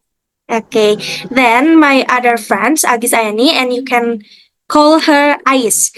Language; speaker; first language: English; non-native, fluent; Indonesian